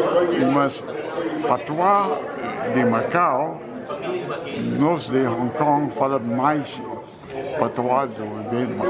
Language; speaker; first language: Portuguese; non-native, learner; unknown